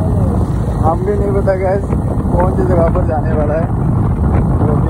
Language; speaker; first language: Hindi; non-native, local second language; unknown